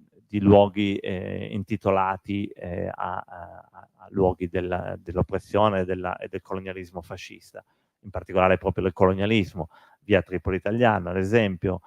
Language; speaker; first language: Italian; native; Italian